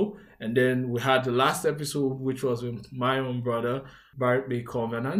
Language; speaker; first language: English; non-native, local second language; Igbo